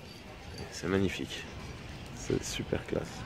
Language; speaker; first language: French; native; French